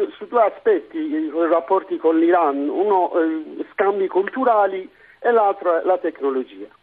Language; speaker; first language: Italian; non-native, fluent; Persian